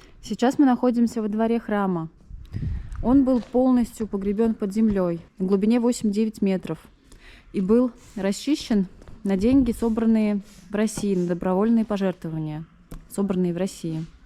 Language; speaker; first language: Russian; native; Russian